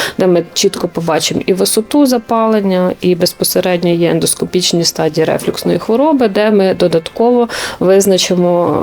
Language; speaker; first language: Ukrainian; native; Ukrainian